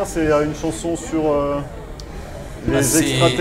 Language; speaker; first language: French; native; French